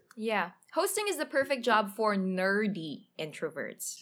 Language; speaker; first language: English; non-native, local second language; Filipino